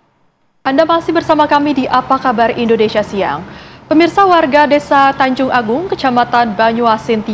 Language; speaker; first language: Indonesian; native; Indonesian